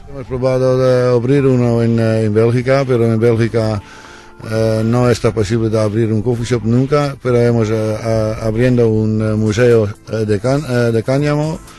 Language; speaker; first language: Spanish; non-native, learner; Dutch